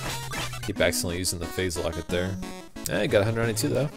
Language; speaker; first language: English; native; English